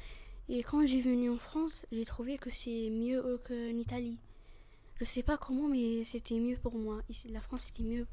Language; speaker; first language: French; early bilingual, other home language; Arabic